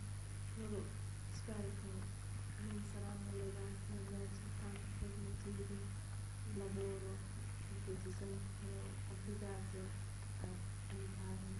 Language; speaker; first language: Italian; early bilingual, heritage; Italian